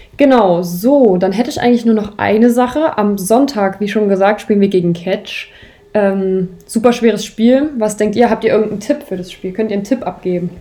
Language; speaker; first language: German; native; German